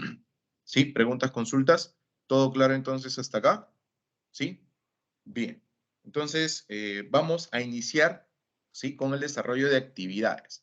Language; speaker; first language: Spanish; native; Spanish